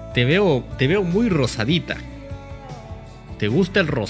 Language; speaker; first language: Spanish; native; Spanish